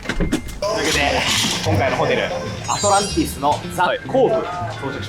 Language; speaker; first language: Japanese; native; Japanese